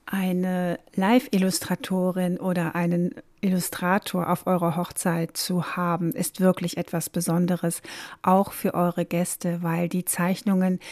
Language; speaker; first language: German; native; German